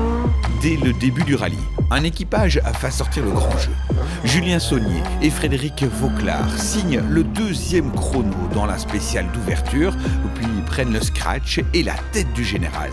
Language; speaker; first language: French; native; French